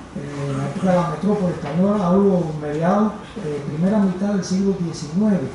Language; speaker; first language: Spanish; native; Spanish